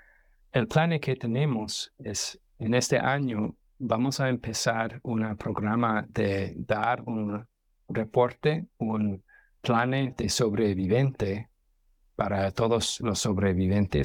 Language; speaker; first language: Spanish; non-native, fluent; English